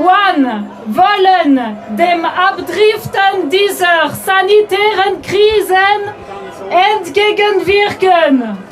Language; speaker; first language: German; non-native, local second language; French